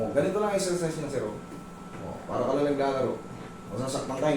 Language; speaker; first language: Filipino; native; Filipino